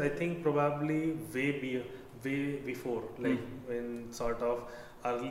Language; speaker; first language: English; non-native, local second language; Marathi